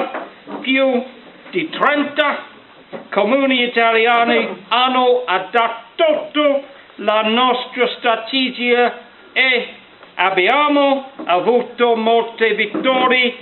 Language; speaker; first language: Italian; non-native, learner; English